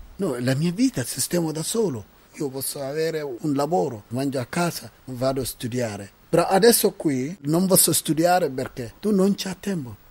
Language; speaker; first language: Italian; non-native, learner; Arabic